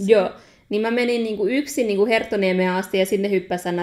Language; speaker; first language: Finnish; early bilingual, other home language; Nepali